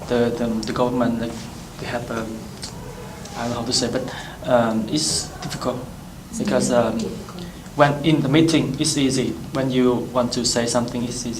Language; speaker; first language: English; non-native, learner; Vietnamese